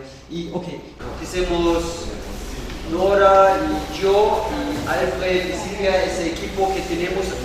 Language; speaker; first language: Spanish; non-native, fluent; German